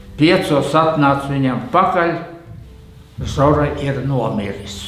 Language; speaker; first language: Latvian; non-native, local second language; Russian